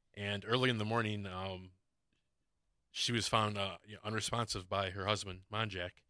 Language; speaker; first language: English; native; English